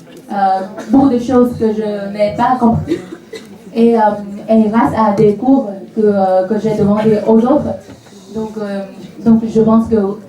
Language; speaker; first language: French; non-native, fluent; Vietnamese